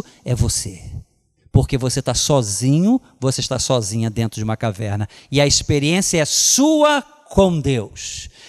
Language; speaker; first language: Portuguese; native; Portuguese